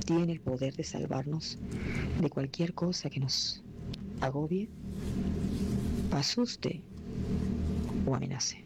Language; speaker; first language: Spanish; native; Spanish